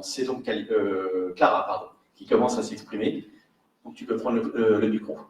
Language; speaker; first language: French; native; French